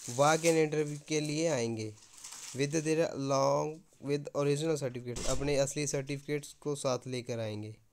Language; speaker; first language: Hindi; non-native, local second language; Punjabi